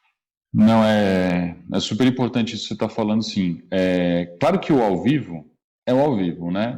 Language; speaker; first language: Portuguese; native; Portuguese